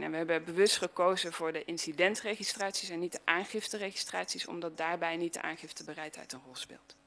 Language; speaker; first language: Dutch; native; Dutch